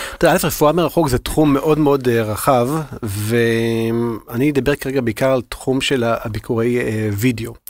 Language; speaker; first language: Hebrew; native; Hebrew